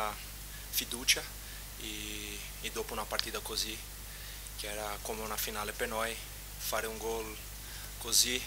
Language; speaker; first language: Italian; non-native, fluent; Portuguese